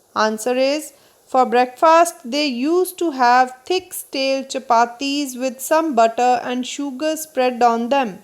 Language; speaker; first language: English; non-native, local second language; Punjabi